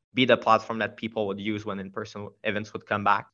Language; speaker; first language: English; non-native, fluent; French